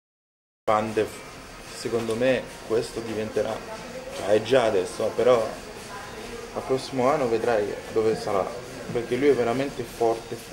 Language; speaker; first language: Italian; non-native, fluent; French